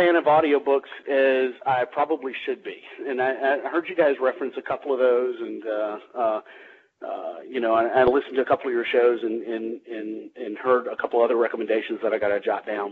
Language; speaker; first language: English; native; English